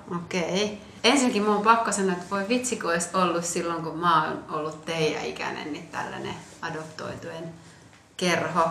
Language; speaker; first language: Finnish; early bilingual, other home language; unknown